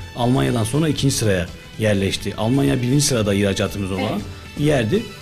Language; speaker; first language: Turkish; native; Turkish